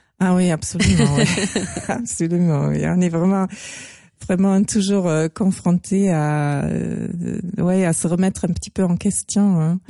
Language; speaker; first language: French; non-native, fluent; German